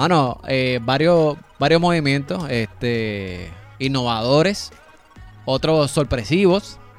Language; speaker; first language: Spanish; native; Spanish